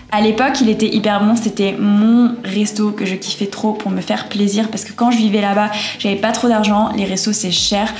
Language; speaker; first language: French; native; French